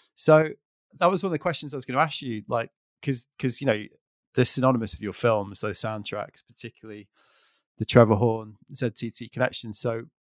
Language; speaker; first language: English; native; English